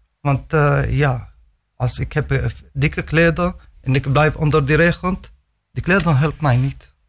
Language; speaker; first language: Dutch; non-native, learner; Arabic